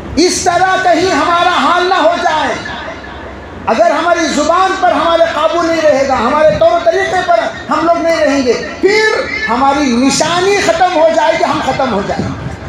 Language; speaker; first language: Urdu; native; Urdu